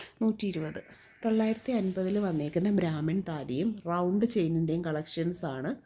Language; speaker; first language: Malayalam; native; Malayalam